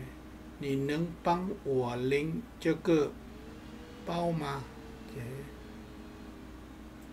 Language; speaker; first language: Chinese; non-native, learner; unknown